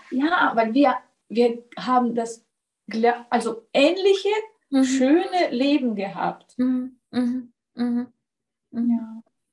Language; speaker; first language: German; non-native, fluent; Russian